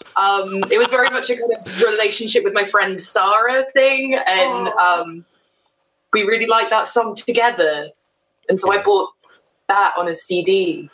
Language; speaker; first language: English; native; English